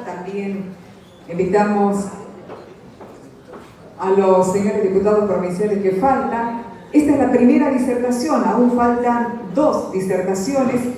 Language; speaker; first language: Spanish; native; Spanish